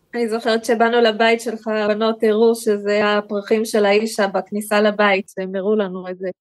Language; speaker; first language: Hebrew; early bilingual, other home language; English